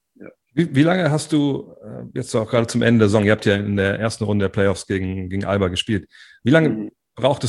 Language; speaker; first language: German; native; German